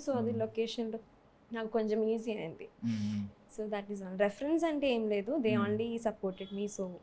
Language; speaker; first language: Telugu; non-native, learner; Malayalam